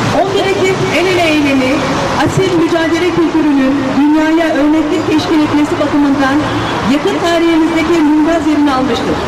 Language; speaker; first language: Turkish; native; Turkish